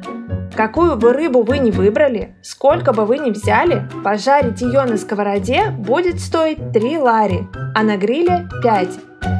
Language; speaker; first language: Russian; native; Russian